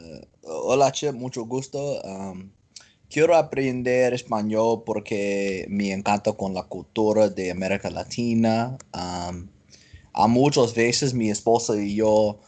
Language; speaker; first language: Spanish; non-native, learner; English